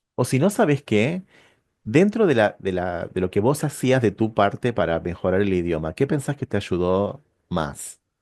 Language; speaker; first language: Spanish; native; Spanish